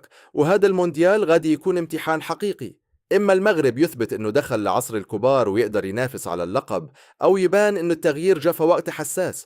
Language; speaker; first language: Arabic; native; Arabic